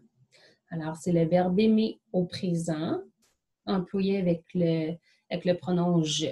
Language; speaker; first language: French; native; French